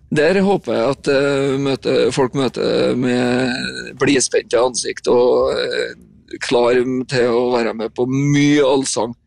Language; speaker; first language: Norwegian; native; Norwegian